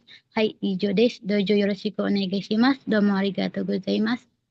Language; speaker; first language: Japanese; non-native, learner; Indonesian